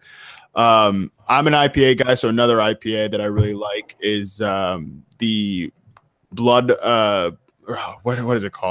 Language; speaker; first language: English; native; English